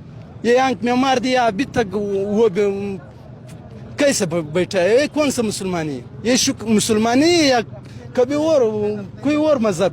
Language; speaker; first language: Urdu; non-native, learner; Pashto